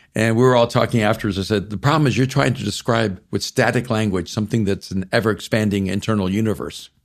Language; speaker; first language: English; early bilingual, other home language; Spanish